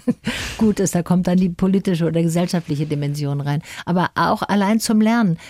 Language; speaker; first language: German; native; German